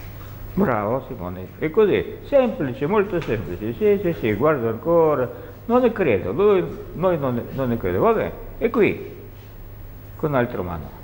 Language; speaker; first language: Italian; non-native, learner; Russian